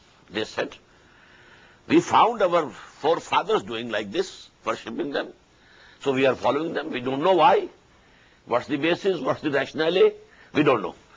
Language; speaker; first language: English; non-native, local second language; Urdu